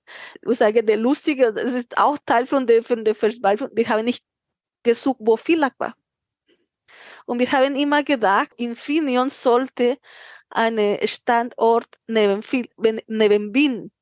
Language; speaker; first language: German; non-native, fluent; Spanish